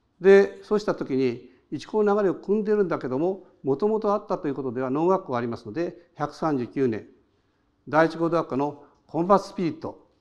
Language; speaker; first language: Japanese; native; Japanese